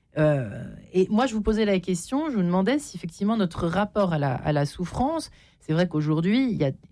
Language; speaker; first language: French; native; French